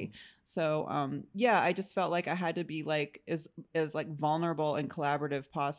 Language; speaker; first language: English; native; English